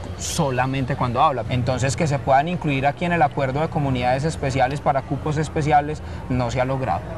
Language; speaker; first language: Spanish; non-native, local second language; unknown